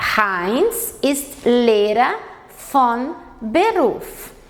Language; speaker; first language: German; non-native, fluent; Portuguese